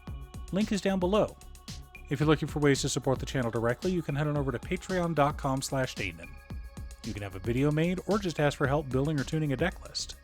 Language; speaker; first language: English; native; English